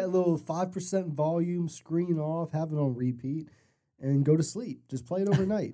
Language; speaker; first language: English; native; English